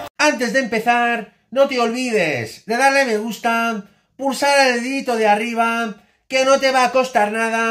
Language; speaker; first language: Spanish; native; Spanish